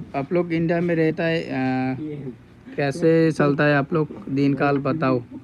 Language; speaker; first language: Hindi; non-native, learner; Bangla